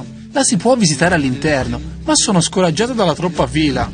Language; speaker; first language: Italian; native; Italian